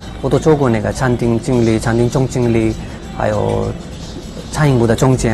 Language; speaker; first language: Chinese; non-native, fluent; Hindi